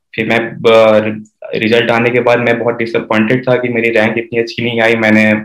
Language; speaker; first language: Hindi; native; Hindi